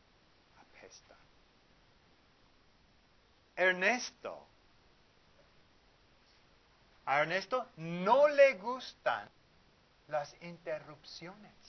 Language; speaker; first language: Spanish; non-native, learner; English